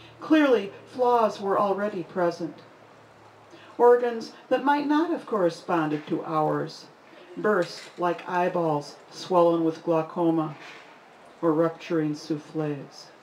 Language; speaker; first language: English; native; English